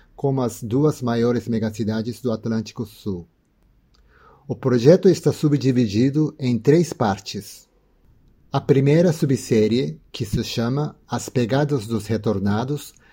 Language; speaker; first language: Portuguese; non-native, fluent; Japanese